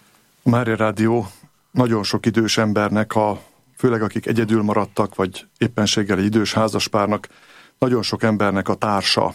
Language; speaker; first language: Hungarian; native; Hungarian